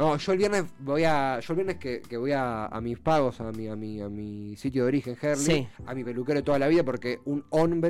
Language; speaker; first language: Spanish; native; Spanish